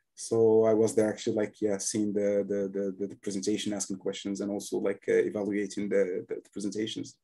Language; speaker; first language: English; non-native, fluent; Arabic